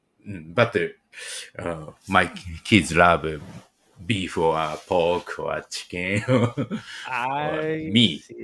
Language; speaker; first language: English; non-native, learner; Japanese